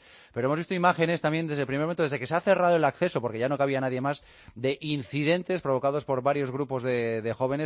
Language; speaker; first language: Spanish; native; Spanish